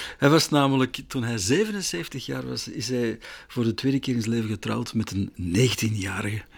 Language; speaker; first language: Dutch; native; Dutch